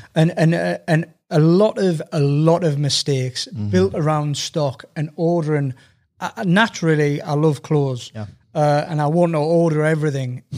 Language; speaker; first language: English; native; English